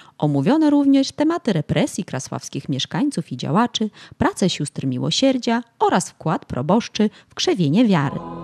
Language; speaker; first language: Polish; early bilingual, heritage; Polish